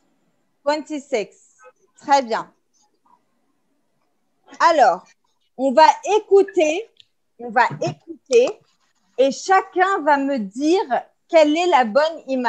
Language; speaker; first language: French; non-native, fluent; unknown